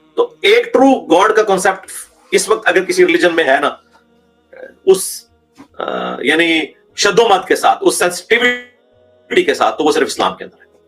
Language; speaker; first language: Urdu; native; Urdu